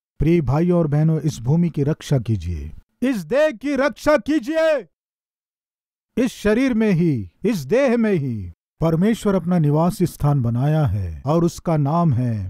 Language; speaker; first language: Hindi; non-native, local second language; Telugu